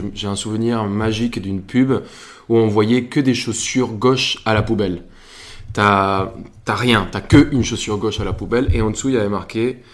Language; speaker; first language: French; non-native, fluent; Spanish